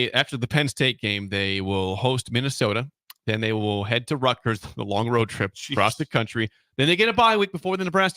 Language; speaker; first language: English; native; English